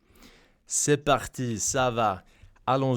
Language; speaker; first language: French; non-native, fluent; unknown